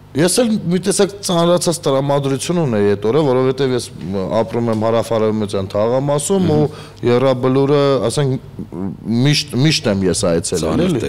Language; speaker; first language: Armenian; native; Armenian